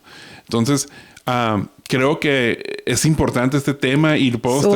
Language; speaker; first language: Spanish; native; Spanish